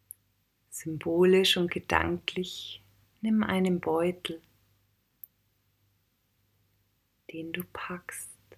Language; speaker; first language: German; native; German